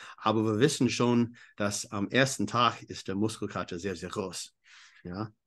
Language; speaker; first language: German; non-native, fluent; English